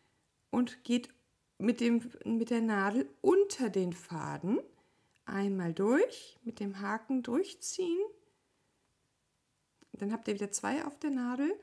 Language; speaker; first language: German; native; German